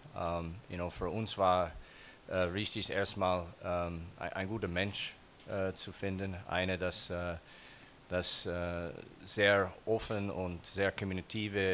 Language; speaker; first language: German; non-native, fluent; English